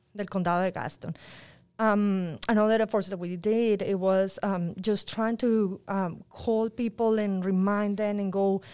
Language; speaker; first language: English; non-native, fluent; Spanish